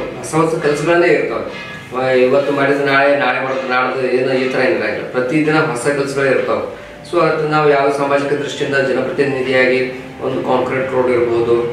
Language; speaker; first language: Kannada; native; Kannada